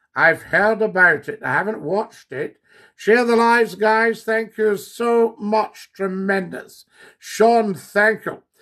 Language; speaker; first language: English; native; English